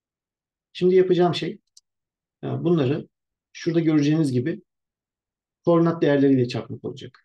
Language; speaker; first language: Turkish; native; Turkish